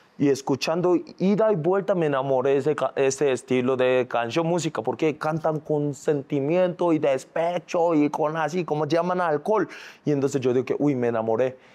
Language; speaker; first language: Spanish; non-native, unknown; Korean